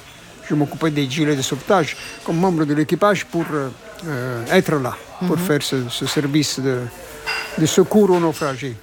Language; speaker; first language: French; non-native, fluent; Italian